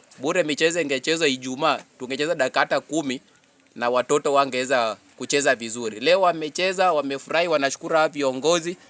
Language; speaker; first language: Swahili; non-native, local second language; Luyia